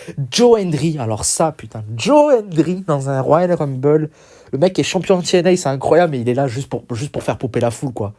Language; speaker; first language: French; native; French